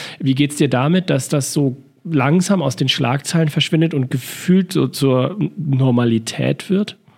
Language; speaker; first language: German; native; German